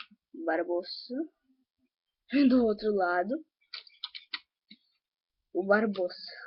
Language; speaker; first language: Portuguese; native; Portuguese